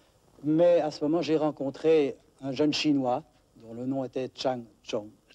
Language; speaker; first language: French; native; French